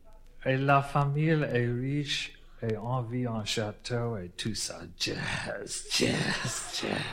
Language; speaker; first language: French; non-native, learner; English